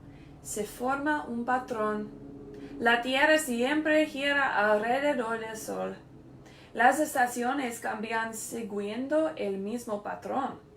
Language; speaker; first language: Spanish; non-native, learner; English